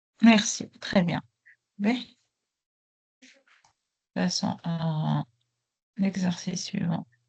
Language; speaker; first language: French; non-native, local second language; Arabic